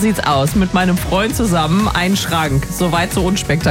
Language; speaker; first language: German; native; German